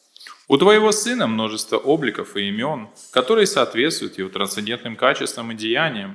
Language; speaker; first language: Russian; native; Russian